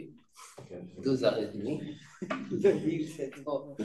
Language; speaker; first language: French; non-native, fluent; Hebrew